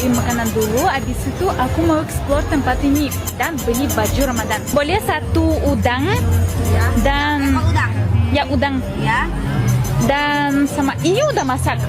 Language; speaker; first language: Indonesian; non-native, learner; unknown